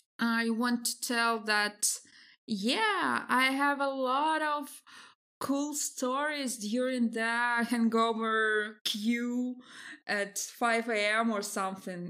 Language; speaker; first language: English; non-native, fluent; Russian